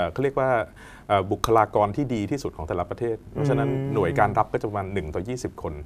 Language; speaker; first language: Thai; native; Thai